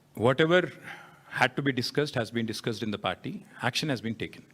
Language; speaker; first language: English; non-native, local second language; Telugu